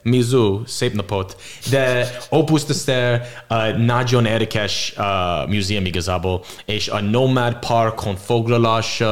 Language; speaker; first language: Hungarian; non-native, learner; English